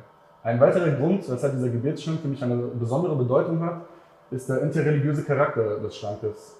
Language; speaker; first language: German; native; German